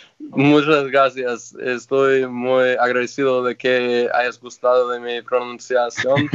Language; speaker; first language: Spanish; non-native, fluent; English